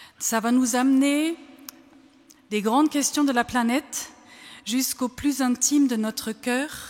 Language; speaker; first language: French; non-native, fluent; German